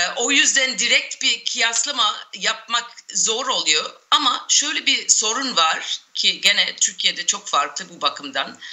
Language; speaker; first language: Turkish; non-native, fluent; English